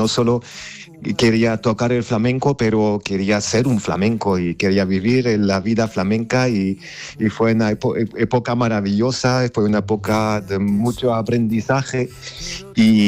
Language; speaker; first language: Spanish; non-native, fluent; Armenian